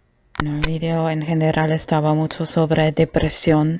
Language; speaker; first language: Spanish; non-native, fluent; German